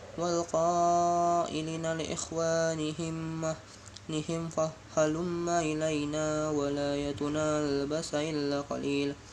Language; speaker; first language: Arabic; non-native, learner; Indonesian